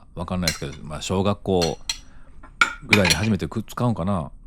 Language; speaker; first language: Japanese; native; Japanese